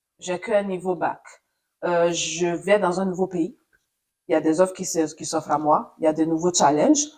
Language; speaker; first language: French; non-native, fluent; Italian